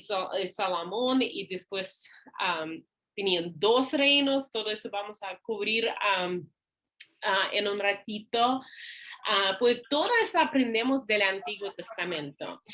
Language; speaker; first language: Spanish; non-native, fluent; English